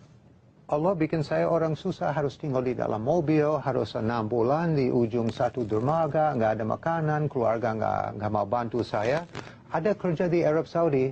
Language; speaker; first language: Indonesian; non-native, learner; English